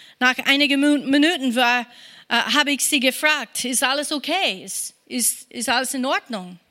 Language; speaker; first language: German; non-native, fluent; English